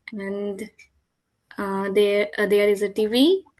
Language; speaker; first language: English; non-native, learner; Hindi